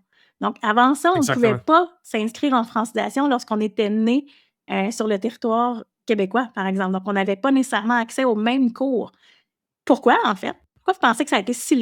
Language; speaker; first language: French; native; French